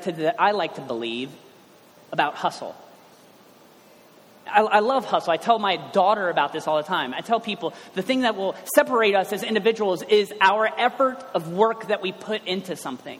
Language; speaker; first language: English; native; English